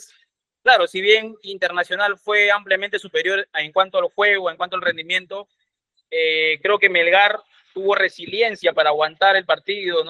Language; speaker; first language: Spanish; native; Spanish